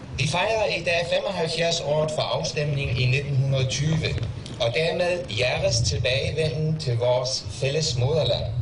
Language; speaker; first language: Danish; early bilingual, heritage; Danish